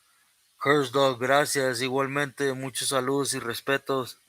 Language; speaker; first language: Spanish; early bilingual, heritage; Spanish